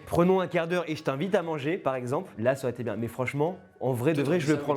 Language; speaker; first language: French; native; French